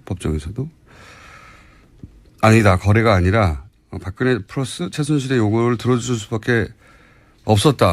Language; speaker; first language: Korean; native; Korean